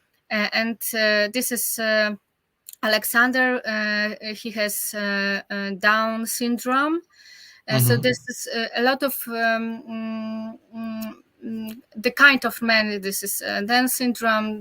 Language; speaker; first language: English; non-native, learner; Polish